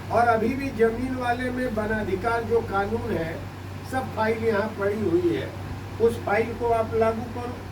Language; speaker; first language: Hindi; native; Hindi